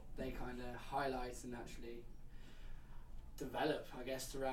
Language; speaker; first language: English; native; English